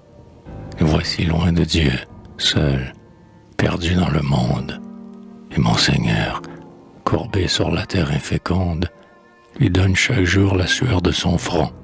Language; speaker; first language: French; native; French